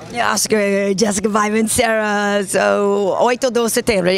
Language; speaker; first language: Portuguese; non-native, learner; English